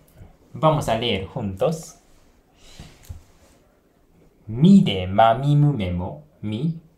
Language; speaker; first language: Spanish; non-native, fluent; Japanese